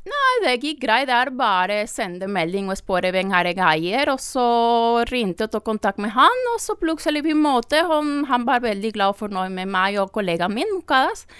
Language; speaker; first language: Norwegian; non-native, learner; Spanish